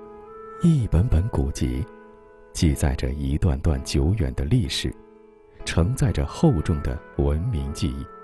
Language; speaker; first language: Chinese; native; Chinese